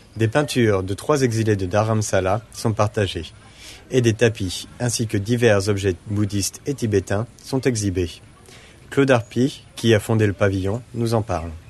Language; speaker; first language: French; native; French